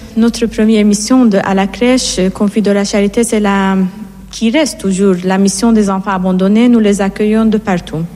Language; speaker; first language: French; non-native, fluent; Persian